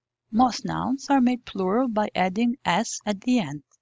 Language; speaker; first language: English; non-native, fluent; Albanian